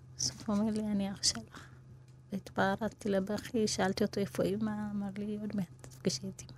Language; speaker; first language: Hebrew; non-native, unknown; Amharic